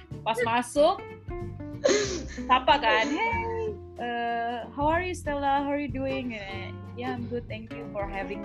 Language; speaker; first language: English; non-native, fluent; Indonesian